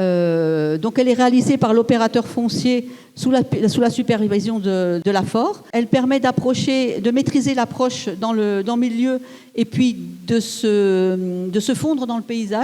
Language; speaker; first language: French; native; French